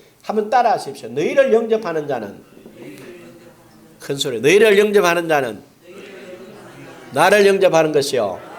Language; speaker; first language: Korean; native; Korean